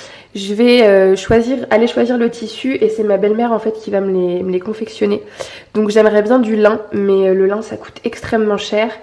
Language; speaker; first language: French; native; French